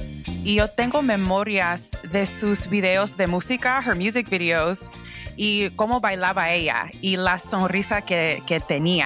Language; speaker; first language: Spanish; early bilingual, heritage; English